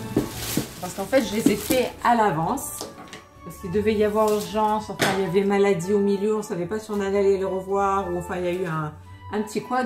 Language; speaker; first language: French; native; French